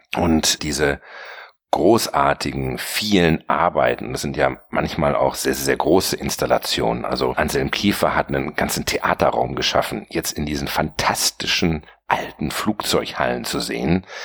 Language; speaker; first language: German; native; German